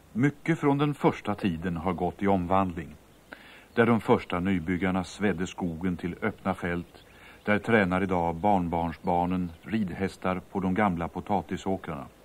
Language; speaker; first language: Swedish; native; Swedish